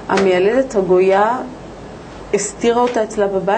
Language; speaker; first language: Hebrew; native; Hebrew